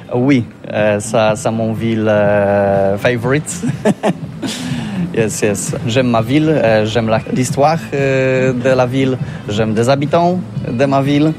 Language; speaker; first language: French; non-native, learner; Polish